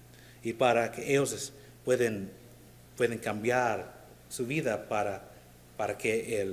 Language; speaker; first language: Spanish; non-native, learner; English